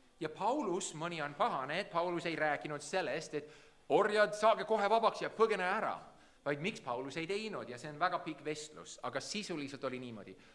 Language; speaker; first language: Estonian; early bilingual, heritage; Estonian